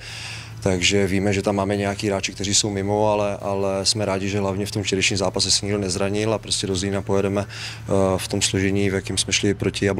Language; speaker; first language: Czech; native; Czech